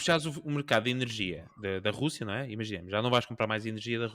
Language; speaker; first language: Portuguese; native; Portuguese